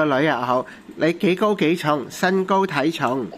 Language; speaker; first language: Cantonese; native; Cantonese